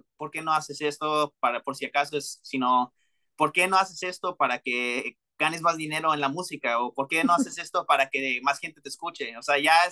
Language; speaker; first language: Spanish; early bilingual, heritage; Spanish